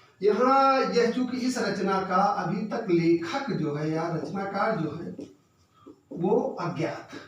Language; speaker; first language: Hindi; native; Hindi